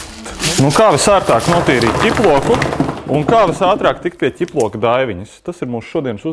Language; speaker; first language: Latvian; native; Latvian